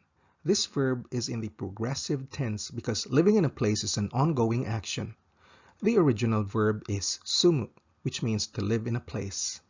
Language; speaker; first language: English; non-native, fluent; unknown